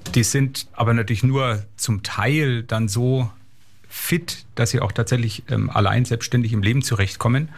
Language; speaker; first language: German; native; German